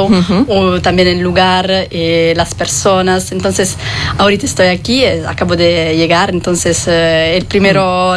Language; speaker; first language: Spanish; non-native, fluent; Italian